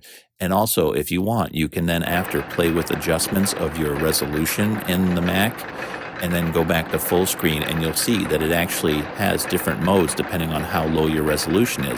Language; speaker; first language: English; native; English